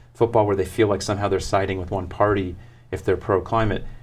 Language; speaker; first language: English; native; English